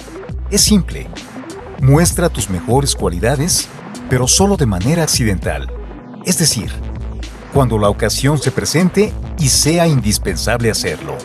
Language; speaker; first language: Spanish; native; Spanish